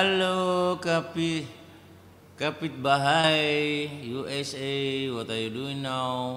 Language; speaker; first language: English; non-native, learner; Indonesian